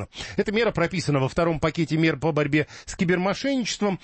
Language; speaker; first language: Russian; native; Russian